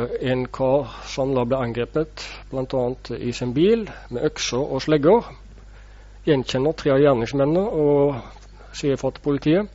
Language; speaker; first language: Norwegian; native; Norwegian